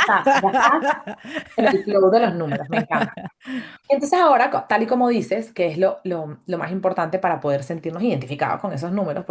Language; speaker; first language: Spanish; native; Spanish